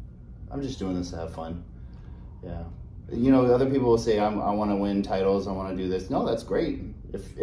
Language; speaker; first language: English; native; English